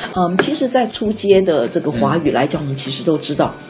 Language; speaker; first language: Chinese; non-native, local second language; Min Nan Chinese